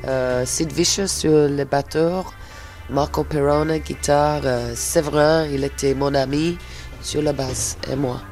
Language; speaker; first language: French; non-native, fluent; English